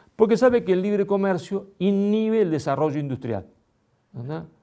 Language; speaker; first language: Spanish; native; Spanish